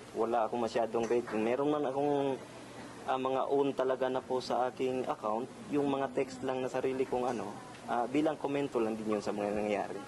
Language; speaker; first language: Filipino; non-native, local second language; Cebuano